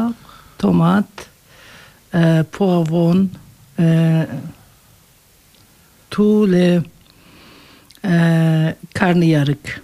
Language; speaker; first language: French; non-native, learner; Turkish